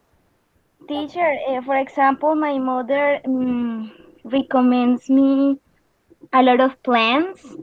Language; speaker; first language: English; non-native, learner; Spanish